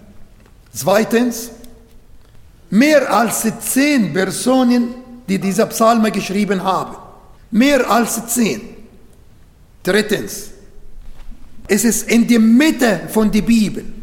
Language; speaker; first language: German; non-native, learner; Arabic